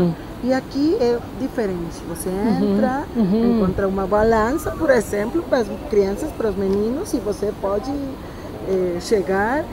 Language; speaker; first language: Portuguese; non-native, fluent; Spanish